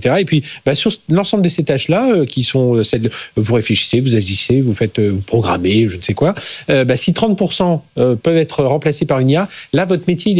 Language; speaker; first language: French; native; French